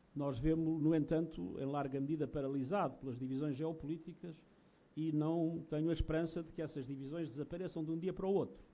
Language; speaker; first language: Portuguese; native; Portuguese